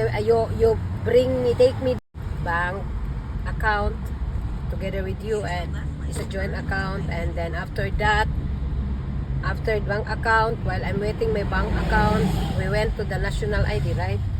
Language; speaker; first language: English; non-native, local second language; Cebuano